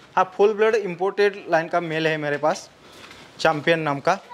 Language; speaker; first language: Hindi; non-native, local second language; Marathi